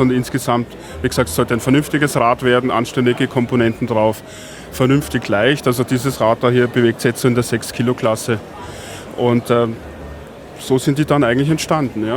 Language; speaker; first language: German; native; German